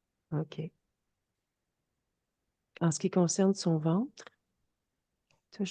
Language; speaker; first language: French; native; French